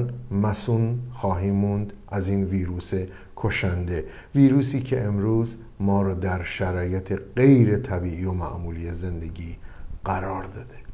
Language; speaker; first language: Persian; native; Persian